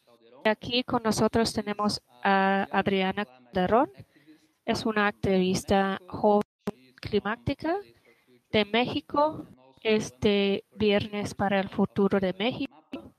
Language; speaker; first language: Spanish; non-native, fluent; Portuguese